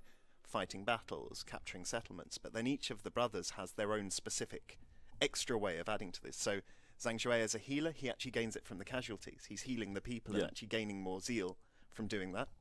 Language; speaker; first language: English; native; English